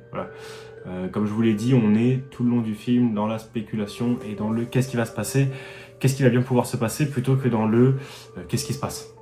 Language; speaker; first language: French; native; French